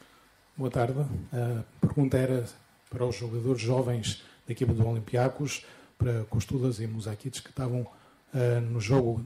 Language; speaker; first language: Portuguese; non-native, fluent; Greek